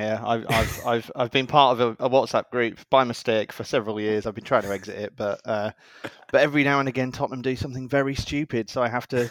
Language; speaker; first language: English; native; English